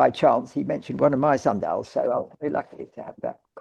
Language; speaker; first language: English; native; English